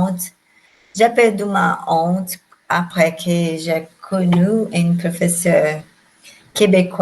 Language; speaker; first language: French; non-native, learner; Portuguese